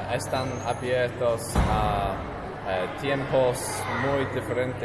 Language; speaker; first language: Spanish; non-native, learner; English